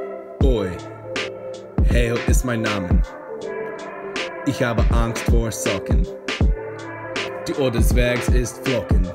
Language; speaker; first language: German; non-native, learner; English